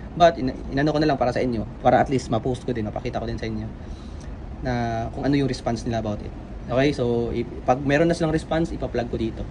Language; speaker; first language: Filipino; native; Filipino